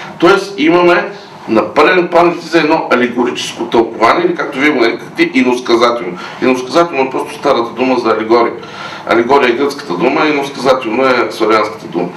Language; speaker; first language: Bulgarian; native; Bulgarian